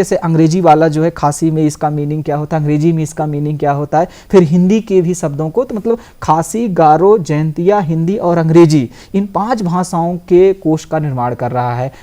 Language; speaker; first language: Hindi; native; Hindi